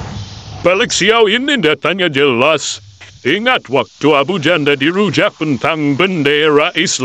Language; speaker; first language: Indonesian; native; Indonesian